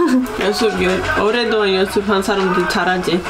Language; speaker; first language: Korean; non-native, learner; Portuguese